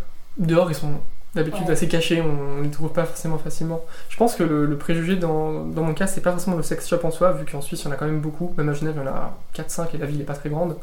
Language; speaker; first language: French; native; French